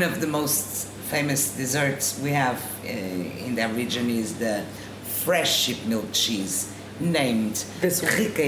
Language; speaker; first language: English; non-native, fluent; Portuguese